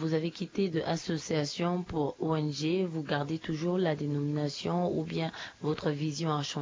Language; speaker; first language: French; non-native, local second language; Sango